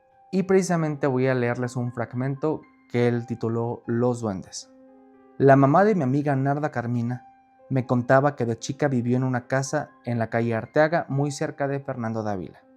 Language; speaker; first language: Spanish; native; Spanish